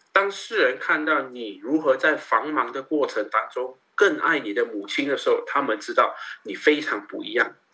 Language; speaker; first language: Chinese; native; Chinese